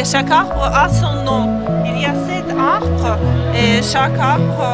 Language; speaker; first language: French; non-native, learner; Ukrainian